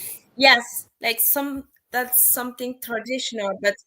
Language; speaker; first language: English; non-native, learner; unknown